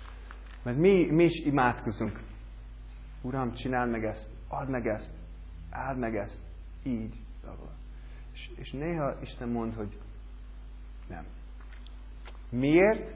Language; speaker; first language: Hungarian; non-native, learner; English